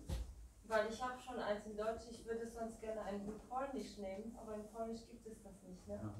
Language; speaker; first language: German; non-native, fluent; Polish